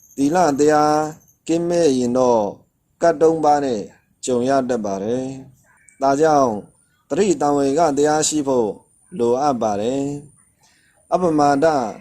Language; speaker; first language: Burmese; non-native, local second language; Shan